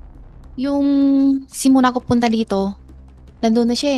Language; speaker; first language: Filipino; non-native, learner; Chinese